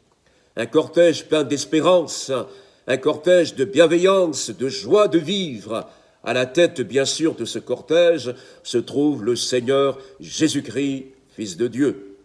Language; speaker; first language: French; native; French